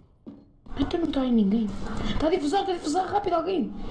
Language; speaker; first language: Portuguese; native; Portuguese